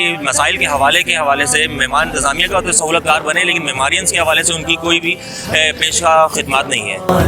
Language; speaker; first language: Urdu; native; Urdu